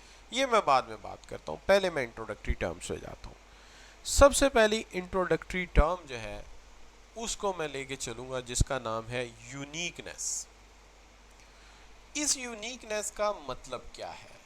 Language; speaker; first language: Urdu; native; Urdu